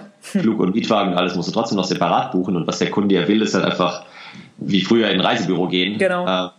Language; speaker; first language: German; native; German